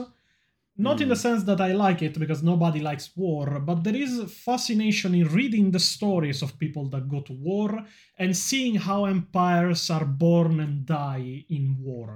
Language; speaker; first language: English; non-native, fluent; Italian